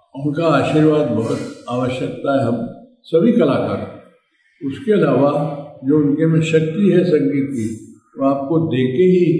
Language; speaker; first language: Hindi; native; Hindi